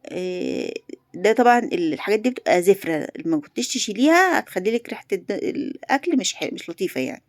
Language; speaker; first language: Arabic; native; Arabic